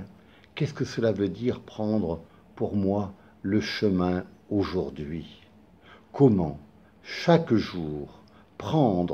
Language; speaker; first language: French; native; French